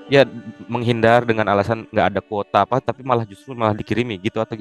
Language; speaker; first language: Indonesian; native; Indonesian